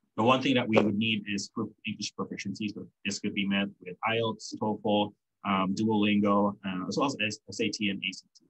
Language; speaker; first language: English; non-native, local second language; Filipino